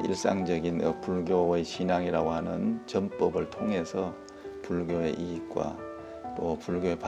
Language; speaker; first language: Korean; native; Korean